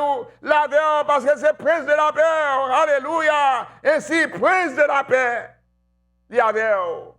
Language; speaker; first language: French; non-native, local second language; Haitian Creole